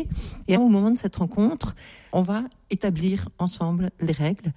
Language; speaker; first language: French; native; French